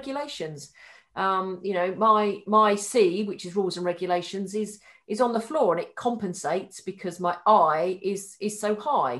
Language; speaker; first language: English; native; English